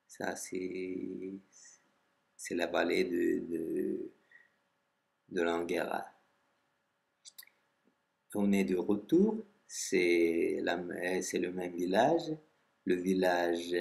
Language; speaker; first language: French; non-native, fluent; Russian